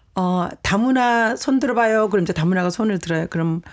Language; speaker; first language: Korean; native; Korean